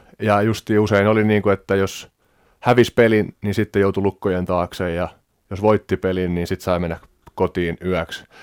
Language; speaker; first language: Finnish; native; Finnish